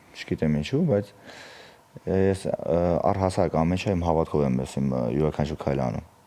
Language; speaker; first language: Armenian; early bilingual, heritage; Armenian